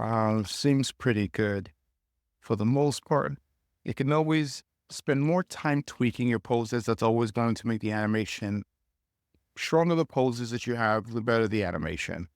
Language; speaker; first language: English; native; English